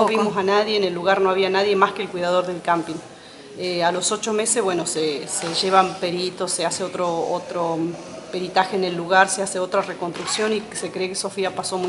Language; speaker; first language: Spanish; native; Spanish